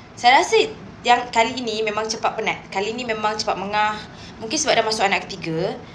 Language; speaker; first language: Malay; native; Malay